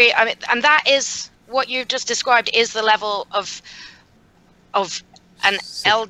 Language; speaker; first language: English; native; English